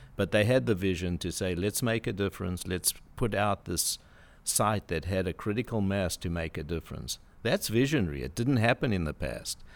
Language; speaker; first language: English; native; English